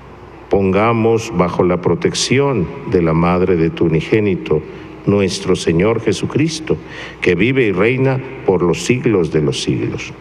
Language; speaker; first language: Spanish; native; Spanish